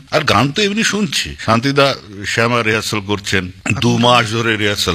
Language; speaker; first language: Bangla; non-native, fluent; Hindi